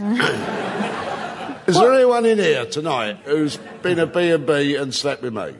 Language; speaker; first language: English; native; English